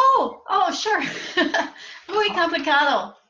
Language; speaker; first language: Spanish; non-native, learner; English